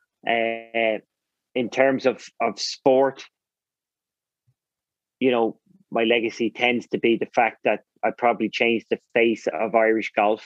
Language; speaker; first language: English; native; English